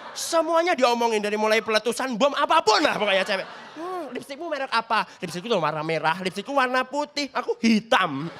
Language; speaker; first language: Indonesian; native; Indonesian